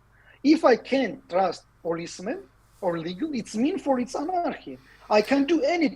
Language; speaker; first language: English; non-native, learner; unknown